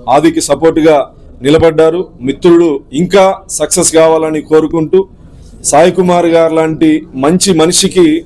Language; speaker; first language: Telugu; native; Telugu